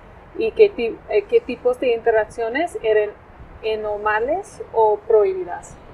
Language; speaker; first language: Spanish; non-native, fluent; English